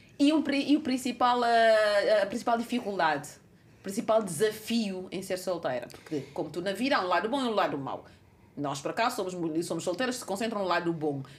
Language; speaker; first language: Portuguese; non-native, local second language; Kabuverdianu